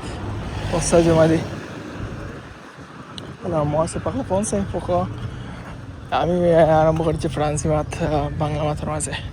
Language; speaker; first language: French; non-native, learner; Bangla